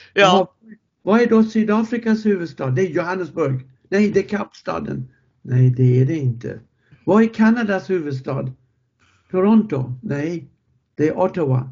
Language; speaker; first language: Swedish; non-native, fluent; English